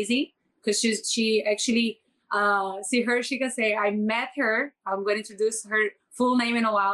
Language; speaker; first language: English; non-native, fluent; Portuguese